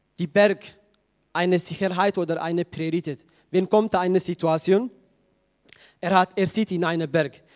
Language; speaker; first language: German; non-native, learner; Tigrinya